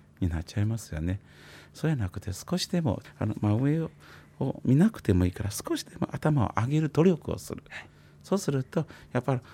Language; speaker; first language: Japanese; non-native, fluent; Chinese